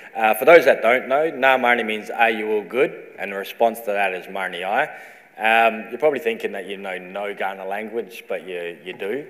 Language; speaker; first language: English; native; English